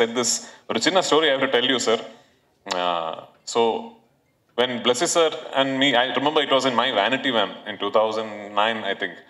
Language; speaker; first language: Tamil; non-native, learner; Malayalam